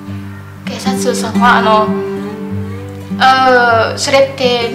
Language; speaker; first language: Japanese; non-native, learner; Indonesian